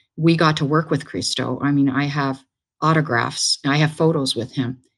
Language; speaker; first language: English; native; English